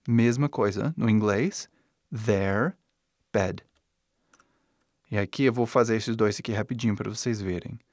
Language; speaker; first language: Portuguese; non-native, fluent; English